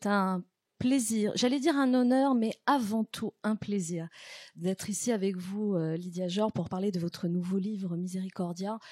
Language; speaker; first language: French; native; French